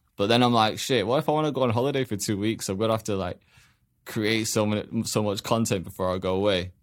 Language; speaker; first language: English; native; English